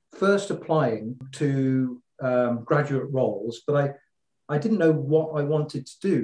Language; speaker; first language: English; native; English